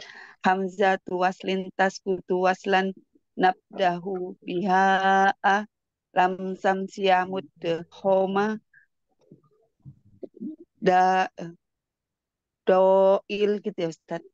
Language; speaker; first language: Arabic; non-native, learner; Indonesian